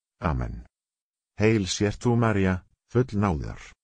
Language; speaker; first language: Icelandic; non-native, learner; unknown